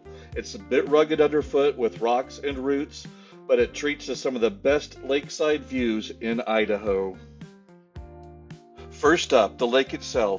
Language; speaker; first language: English; native; English